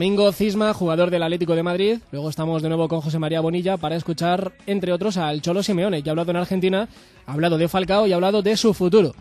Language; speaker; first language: Spanish; native; Spanish